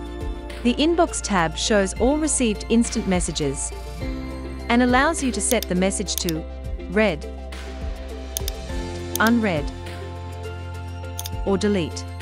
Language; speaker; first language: English; native; English